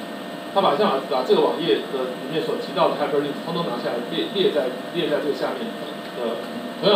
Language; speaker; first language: Chinese; native; Chinese